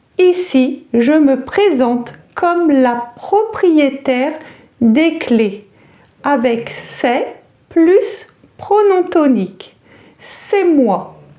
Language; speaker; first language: French; native; French